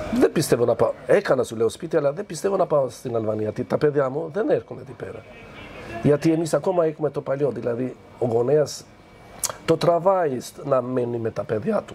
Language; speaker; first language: Greek; non-native, fluent; Albanian